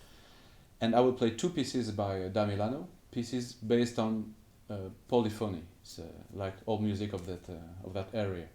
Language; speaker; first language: English; non-native, fluent; French